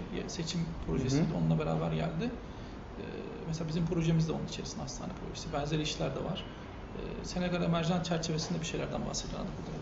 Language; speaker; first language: Turkish; native; Turkish